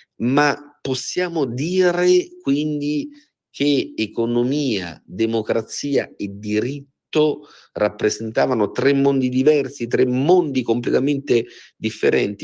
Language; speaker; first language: Italian; native; Italian